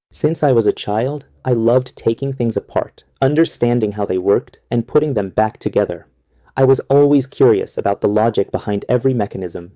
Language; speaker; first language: English; non-native, fluent; Persian